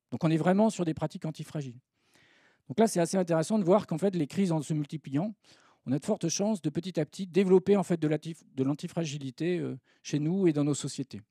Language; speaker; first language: French; native; French